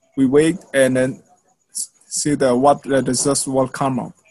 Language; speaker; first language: English; non-native, learner; Burmese